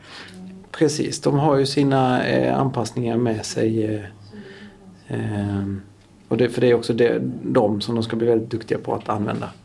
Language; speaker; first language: Swedish; native; Swedish